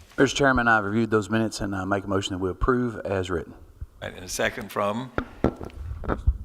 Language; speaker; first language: English; native; English